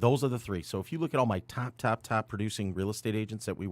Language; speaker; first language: English; native; English